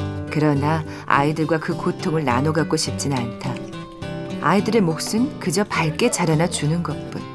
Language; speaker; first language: Korean; native; Korean